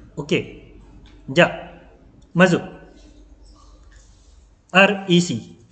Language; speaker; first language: Japanese; non-native, fluent; Malay